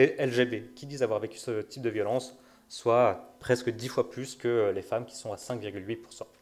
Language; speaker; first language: French; native; French